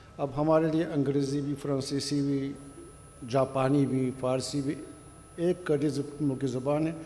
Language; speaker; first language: Urdu; non-native, fluent; Turkish